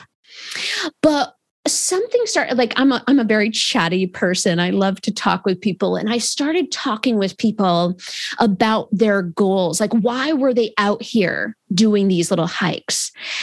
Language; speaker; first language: English; native; English